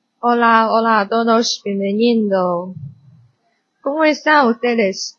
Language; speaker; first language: Spanish; non-native, learner; Chinese